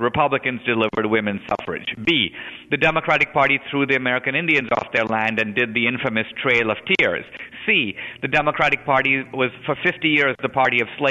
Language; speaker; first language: English; non-native, local second language; Hindi